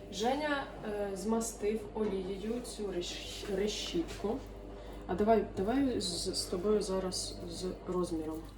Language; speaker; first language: Ukrainian; non-native, local second language; Russian